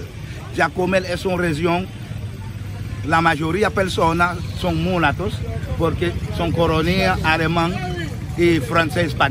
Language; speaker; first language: Spanish; non-native, fluent; Haitian Creole